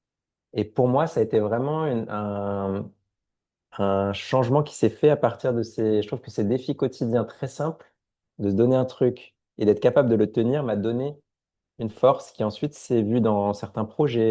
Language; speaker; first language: French; native; French